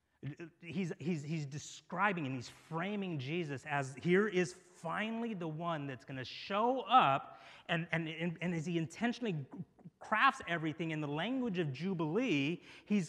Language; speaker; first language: English; native; English